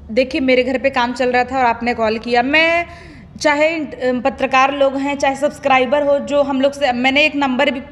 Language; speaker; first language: Hindi; non-native, local second language; Awadhi